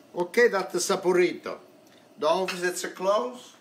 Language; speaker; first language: English; non-native, learner; Italian